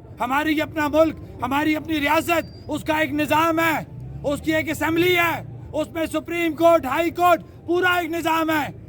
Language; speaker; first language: Urdu; non-native, local second language; Punjabi